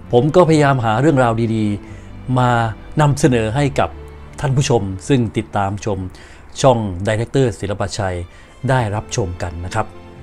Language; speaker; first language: Thai; native; Thai